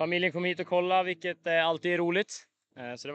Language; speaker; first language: Swedish; native; Swedish